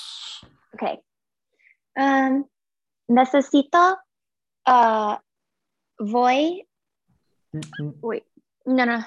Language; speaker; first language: Spanish; non-native, learner; English